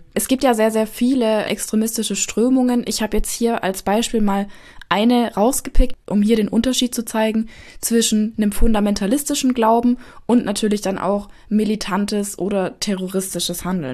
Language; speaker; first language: German; native; German